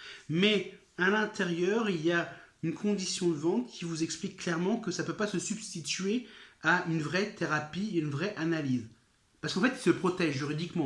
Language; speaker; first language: French; native; French